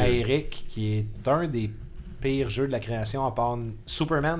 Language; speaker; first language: French; native; French